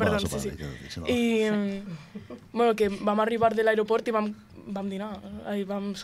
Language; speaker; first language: Catalan; early bilingual, other home language; Romanian